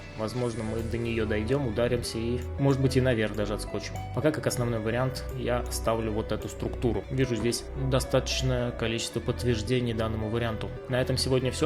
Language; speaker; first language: Russian; native; Russian